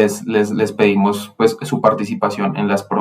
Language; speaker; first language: Spanish; native; Spanish